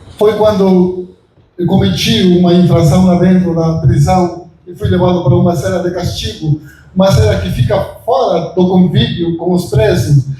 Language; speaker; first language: Portuguese; non-native, fluent; Spanish